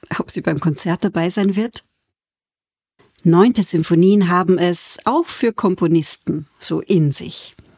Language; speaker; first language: German; native; German